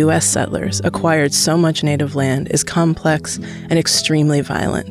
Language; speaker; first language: English; native; English